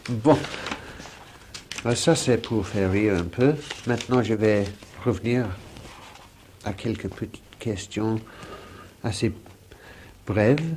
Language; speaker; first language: French; non-native, fluent; English